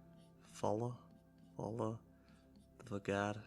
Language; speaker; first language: Portuguese; non-native, learner; German